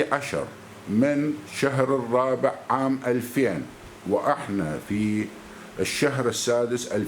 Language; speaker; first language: Arabic; native; Arabic